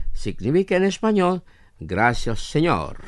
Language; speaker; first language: Spanish; non-native, fluent; Indonesian